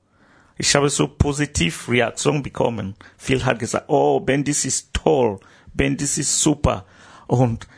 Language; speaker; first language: German; non-native, learner; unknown